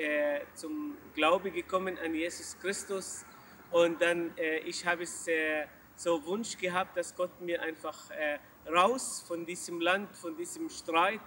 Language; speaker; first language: German; non-native, learner; Arabic